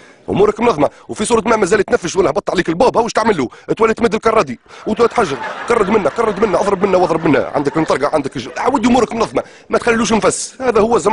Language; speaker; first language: Arabic; native; Arabic